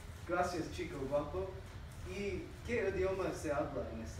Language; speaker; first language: Spanish; non-native, learner; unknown